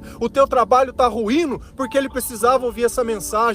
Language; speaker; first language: Portuguese; native; Portuguese